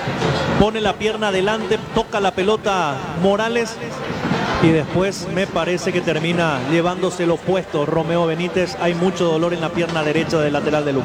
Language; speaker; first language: Spanish; native; Spanish